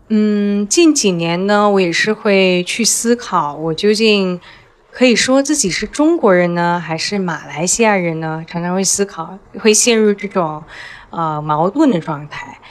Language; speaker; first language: Chinese; native; Chinese